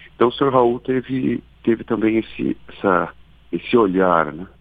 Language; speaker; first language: Portuguese; native; Portuguese